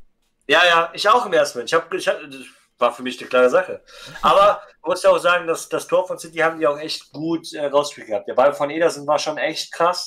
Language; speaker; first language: German; native; German